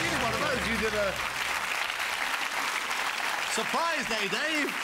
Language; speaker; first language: English; native; English